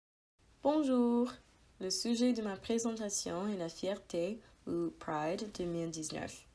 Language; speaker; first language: French; non-native, learner; English